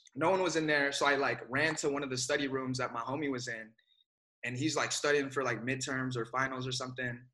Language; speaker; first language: English; native; English